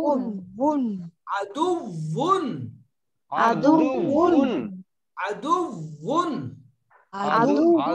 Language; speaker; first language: Arabic; non-native, learner; Bangla